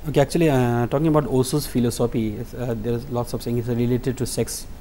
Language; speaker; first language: English; non-native, local second language; Nepali